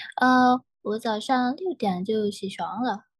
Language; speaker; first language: Chinese; non-native, learner; Thai